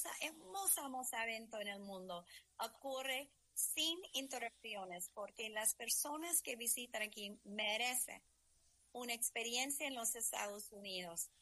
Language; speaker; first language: Spanish; non-native, fluent; English